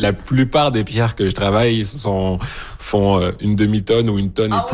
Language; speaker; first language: French; native; French